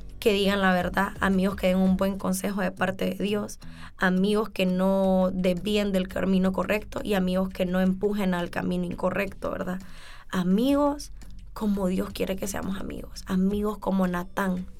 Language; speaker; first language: Spanish; native; Spanish